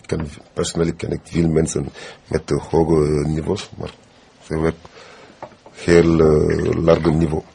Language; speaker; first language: Dutch; non-native, fluent; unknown